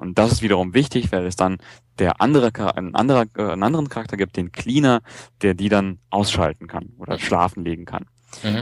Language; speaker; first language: German; native; German